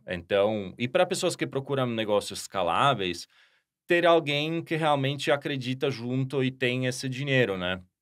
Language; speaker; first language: Portuguese; non-native, fluent; Slovak